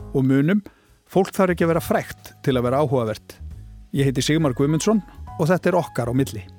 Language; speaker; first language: Icelandic; native; Icelandic